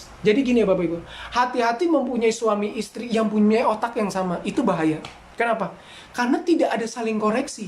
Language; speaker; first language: Indonesian; native; Indonesian